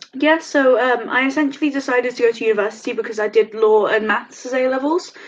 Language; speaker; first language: English; native; English